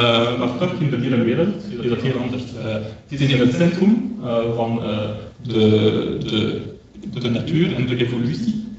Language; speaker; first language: Dutch; non-native, local second language; French